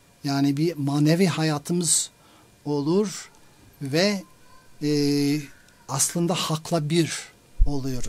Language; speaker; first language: Turkish; non-native, fluent; English